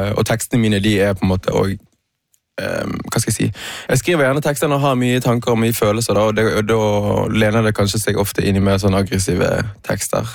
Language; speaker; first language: Norwegian; native; Norwegian